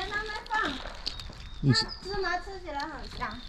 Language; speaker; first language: Chinese; non-native, local second language; Hakka Chinese